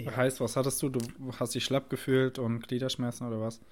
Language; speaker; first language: German; native; German